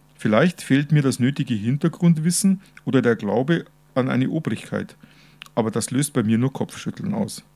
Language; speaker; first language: German; native; German